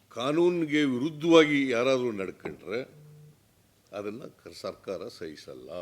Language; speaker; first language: Kannada; native; Kannada